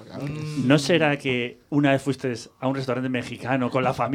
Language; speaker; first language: Spanish; native; Spanish